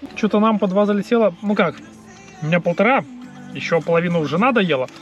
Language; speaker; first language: Russian; native; Russian